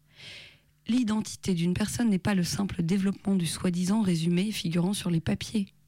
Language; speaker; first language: French; native; French